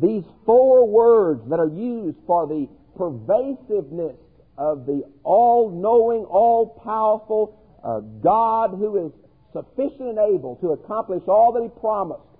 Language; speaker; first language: English; native; English